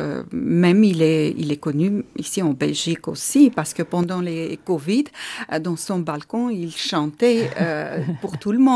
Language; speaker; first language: French; non-native, fluent; Armenian